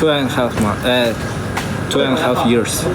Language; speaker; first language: English; non-native, fluent; Uzbek